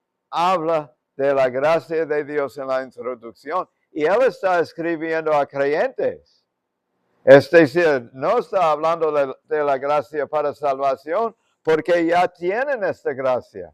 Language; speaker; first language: Spanish; non-native, fluent; English